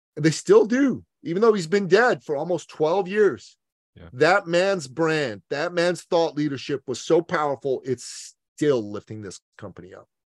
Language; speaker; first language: English; early bilingual, other home language; Persian